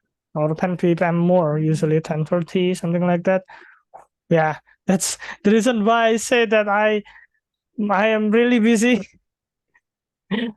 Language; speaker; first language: English; non-native, fluent; Indonesian